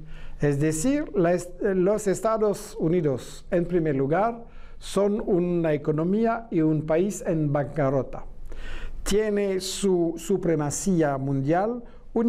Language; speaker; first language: Spanish; non-native, fluent; French